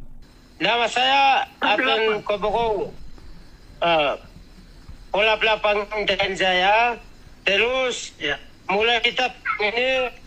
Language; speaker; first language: Indonesian; non-native, local second language; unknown